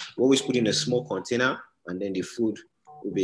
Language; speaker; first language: English; non-native, local second language; Yoruba